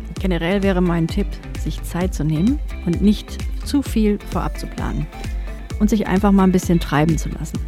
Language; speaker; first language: German; native; German